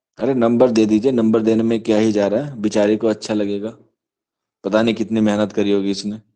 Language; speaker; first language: Urdu; native; Urdu